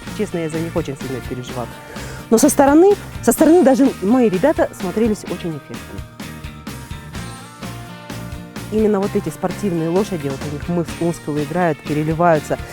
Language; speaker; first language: Russian; native; Russian